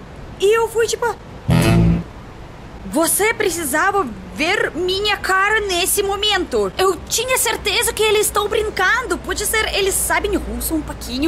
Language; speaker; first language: Portuguese; non-native, fluent; Russian